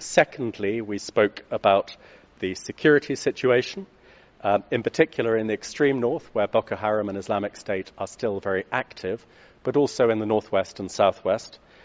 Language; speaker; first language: English; native; English